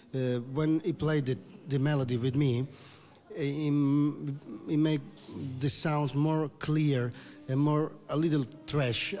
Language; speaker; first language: English; non-native, learner; Italian